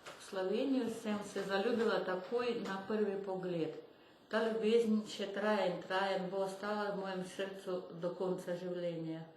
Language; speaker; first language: Slovenian; non-native, fluent; Russian